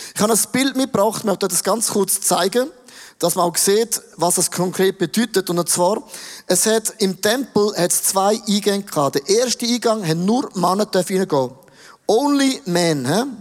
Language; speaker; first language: German; native; German